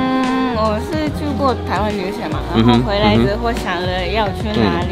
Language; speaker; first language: Chinese; non-native, fluent; Japanese